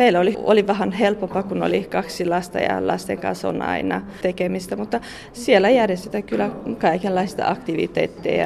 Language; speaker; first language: Finnish; non-native, fluent; Romanian